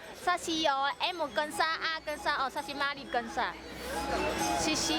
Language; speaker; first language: French; non-native, learner; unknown